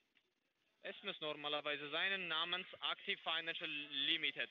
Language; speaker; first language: German; non-native, fluent; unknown